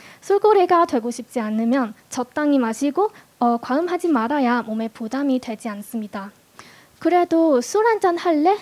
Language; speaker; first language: Korean; non-native, fluent; Cantonese